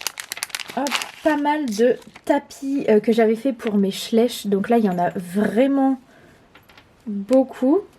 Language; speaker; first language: French; native; French